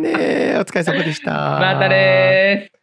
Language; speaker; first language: Japanese; native; Japanese